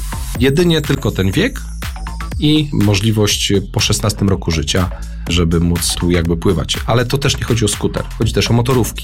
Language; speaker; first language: Polish; native; Polish